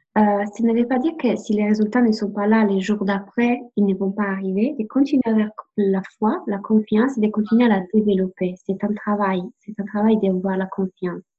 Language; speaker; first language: French; non-native, fluent; Italian